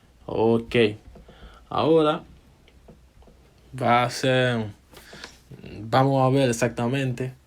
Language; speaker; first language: Spanish; non-native, fluent; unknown